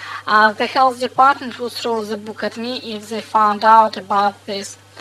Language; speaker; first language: English; non-native, fluent; Russian